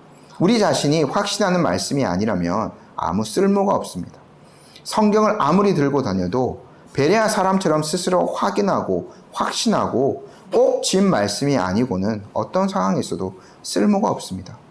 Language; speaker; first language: Korean; native; Korean